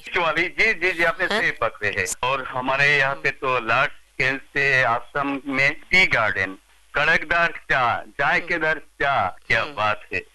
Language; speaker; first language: Hindi; non-native, local second language; Bangla